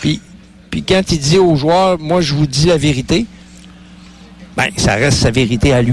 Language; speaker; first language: French; native; French